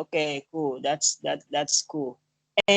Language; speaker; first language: English; non-native, learner; Portuguese